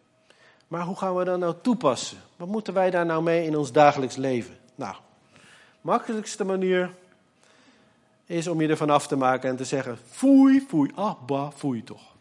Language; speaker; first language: Dutch; native; Dutch